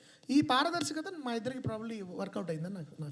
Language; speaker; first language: Telugu; native; Telugu